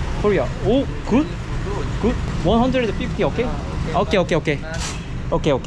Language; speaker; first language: English; non-native, learner; Korean